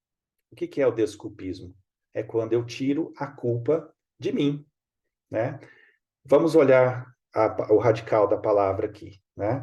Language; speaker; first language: Portuguese; native; Portuguese